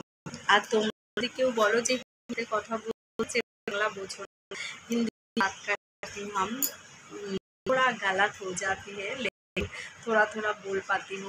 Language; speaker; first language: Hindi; non-native, learner; Bangla